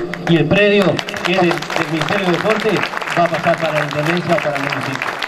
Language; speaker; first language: Spanish; native; Spanish